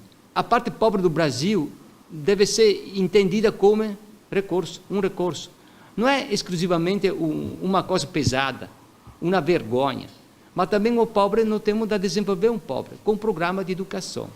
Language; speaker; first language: Portuguese; non-native, fluent; Italian